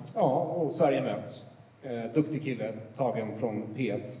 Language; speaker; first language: Swedish; native; Swedish